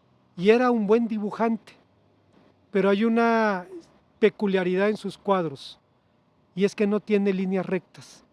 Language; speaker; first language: Spanish; native; Spanish